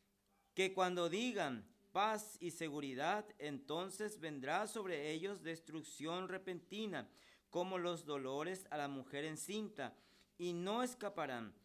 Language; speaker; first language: Spanish; native; Spanish